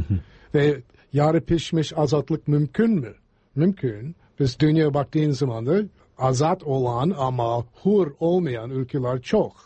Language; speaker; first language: Turkish; non-native, fluent; English